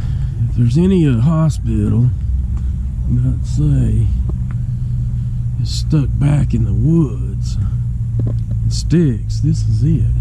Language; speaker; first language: English; native; English